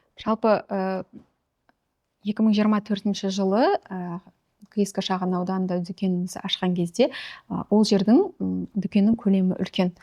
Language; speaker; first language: Kazakh; native; Kazakh